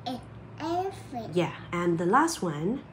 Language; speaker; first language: English; non-native, fluent; Thai